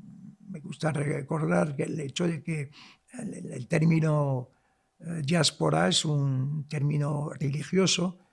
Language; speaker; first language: Spanish; non-native, local second language; Arabic